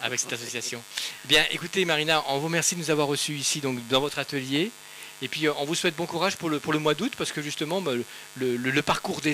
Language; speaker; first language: French; native; French